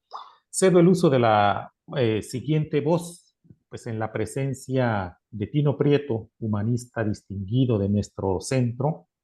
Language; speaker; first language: Spanish; native; Spanish